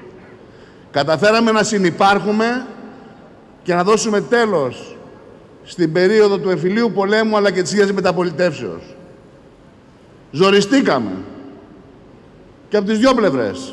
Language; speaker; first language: Greek; native; Greek